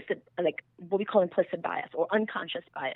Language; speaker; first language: English; native; English